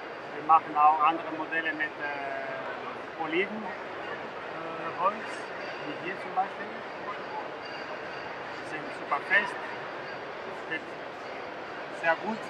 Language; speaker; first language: German; non-native, learner; Spanish